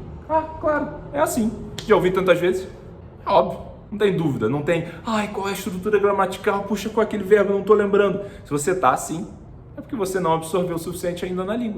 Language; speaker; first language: Portuguese; native; Portuguese